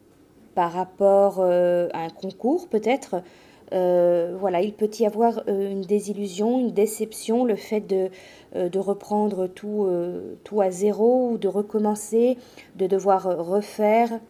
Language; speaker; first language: French; native; French